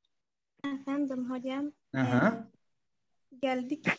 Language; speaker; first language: Turkish; non-native, learner; Somali